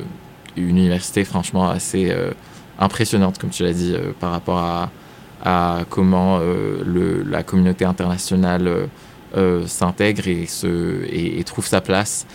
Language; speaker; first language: French; non-native, local second language; Arabic